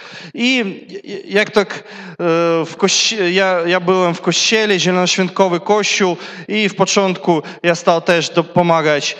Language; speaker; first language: Polish; non-native, learner; Russian